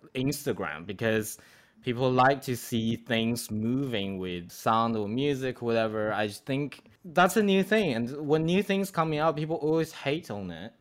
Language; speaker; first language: English; non-native, fluent; Chinese